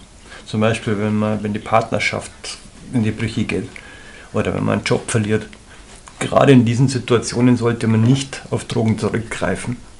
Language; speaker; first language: German; native; German